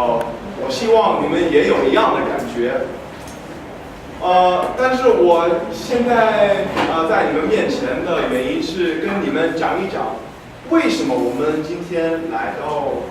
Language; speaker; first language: Chinese; non-native, fluent; English